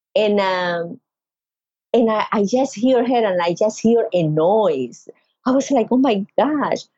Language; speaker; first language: English; non-native, learner; Spanish